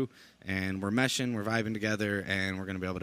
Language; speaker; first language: English; native; English